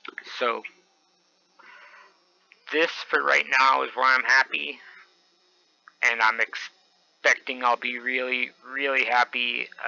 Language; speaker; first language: English; native; English